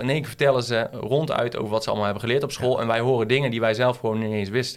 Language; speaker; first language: Dutch; native; Dutch